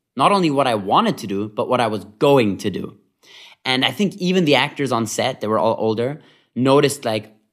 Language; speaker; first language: English; early bilingual, other home language; Hebrew